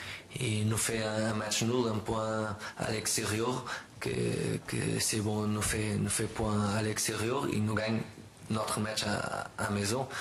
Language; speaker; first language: French; non-native, learner; Portuguese